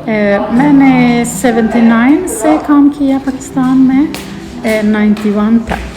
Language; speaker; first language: Hindi; non-native, learner; Swedish